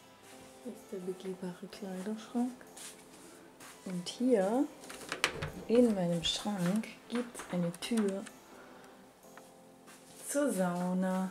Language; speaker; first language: German; native; German